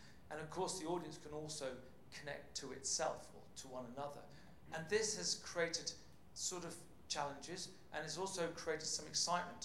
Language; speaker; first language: English; native; English